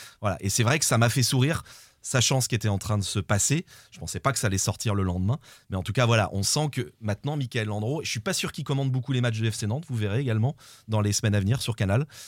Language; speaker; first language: French; native; French